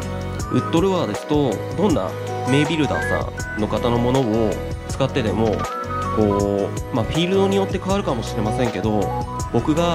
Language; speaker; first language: Japanese; native; Japanese